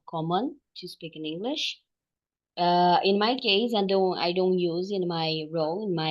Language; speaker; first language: English; non-native, learner; Portuguese